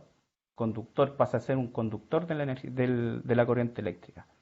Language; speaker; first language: Spanish; native; Spanish